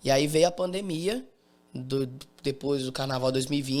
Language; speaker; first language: Portuguese; native; Portuguese